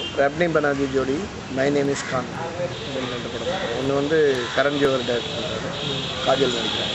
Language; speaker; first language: Tamil; non-native, local second language; Malayalam